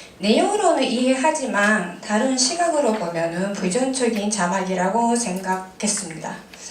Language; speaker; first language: Korean; non-native, fluent; Japanese